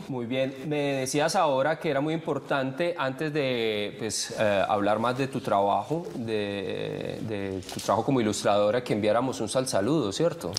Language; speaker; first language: Spanish; native; Spanish